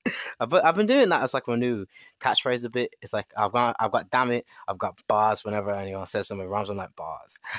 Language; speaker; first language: English; native; English